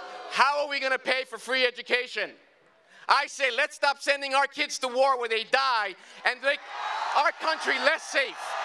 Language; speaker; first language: English; early bilingual, other home language; Spanish